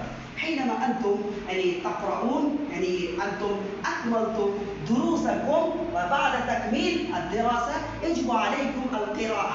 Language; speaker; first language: Arabic; non-native, fluent; Bangla